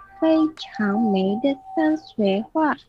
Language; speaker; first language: Chinese; non-native, learner; Indonesian